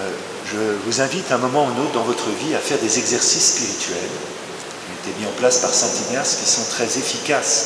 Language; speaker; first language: French; native; French